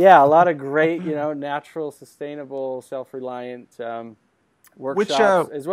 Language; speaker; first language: English; native; English